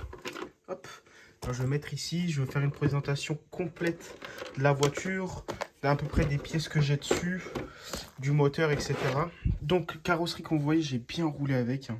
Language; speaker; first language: French; native; French